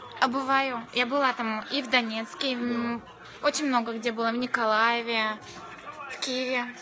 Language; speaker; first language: Russian; native; Russian